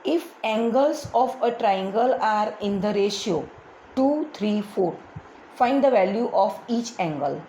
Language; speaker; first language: English; non-native, local second language; Gujarati